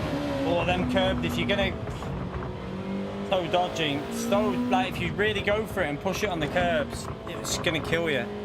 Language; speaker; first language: English; native; English